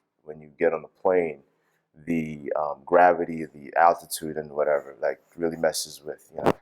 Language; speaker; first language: English; native; English